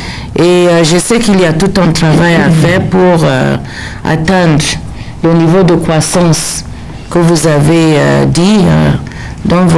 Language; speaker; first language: French; non-native, learner; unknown